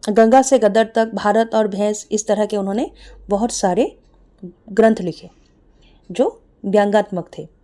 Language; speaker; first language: Hindi; non-native, local second language; Assamese